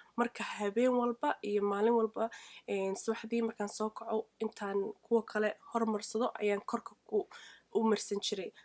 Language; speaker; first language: Somali; early bilingual, heritage; Somali